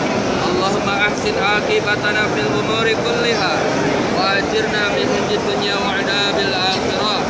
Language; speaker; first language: Arabic; non-native, fluent; Indonesian